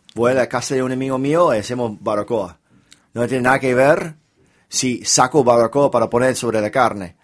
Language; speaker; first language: Spanish; non-native, fluent; English